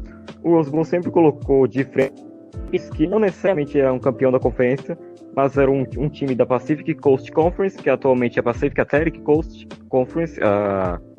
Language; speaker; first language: Portuguese; native; Portuguese